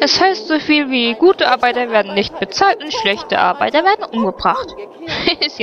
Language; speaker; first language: German; native; German